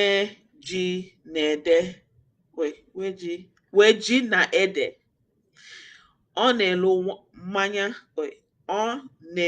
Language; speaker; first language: Igbo; non-native, learner; English